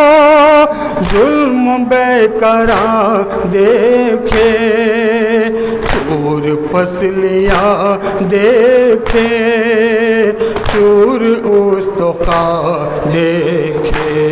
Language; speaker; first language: Urdu; native; Urdu